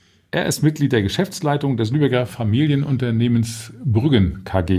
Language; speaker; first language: German; native; German